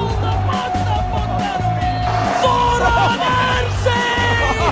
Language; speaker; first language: Turkish; native; Turkish